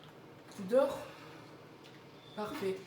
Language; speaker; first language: French; native; French